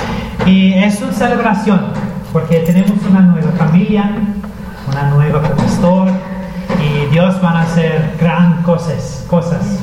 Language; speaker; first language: Spanish; non-native, learner; English